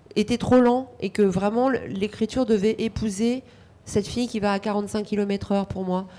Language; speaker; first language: French; non-native, fluent; Romanian